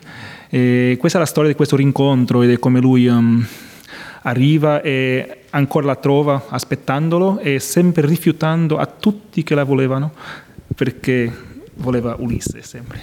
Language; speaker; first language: Italian; non-native, fluent; Portuguese